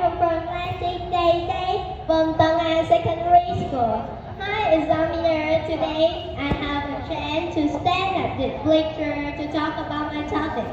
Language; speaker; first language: English; non-native, learner; Vietnamese